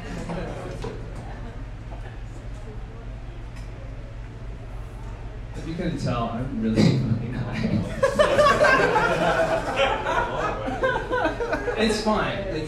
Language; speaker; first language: English; native; English